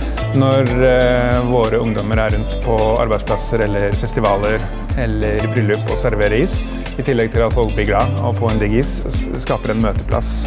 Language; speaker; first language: Norwegian; native; Norwegian